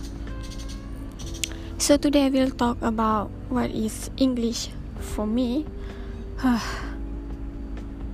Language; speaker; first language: English; non-native, local second language; Malay